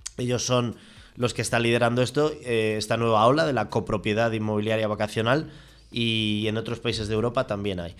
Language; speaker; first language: Spanish; native; Spanish